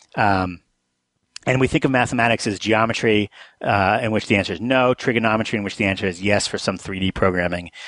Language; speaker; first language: English; native; English